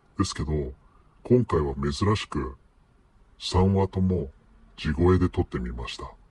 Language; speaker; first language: Japanese; non-native, fluent; English